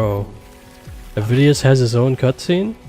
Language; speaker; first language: English; native; English